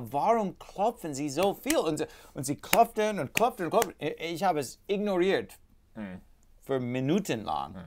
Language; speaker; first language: German; non-native, learner; English